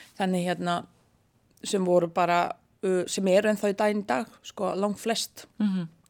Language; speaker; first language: Icelandic; non-native, fluent; Bosnian